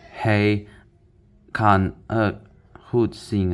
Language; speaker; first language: Dutch; non-native, learner; Indonesian